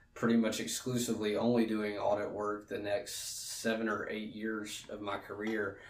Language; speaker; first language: English; native; English